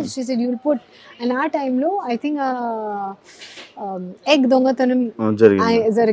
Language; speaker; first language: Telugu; non-native, learner; Hindi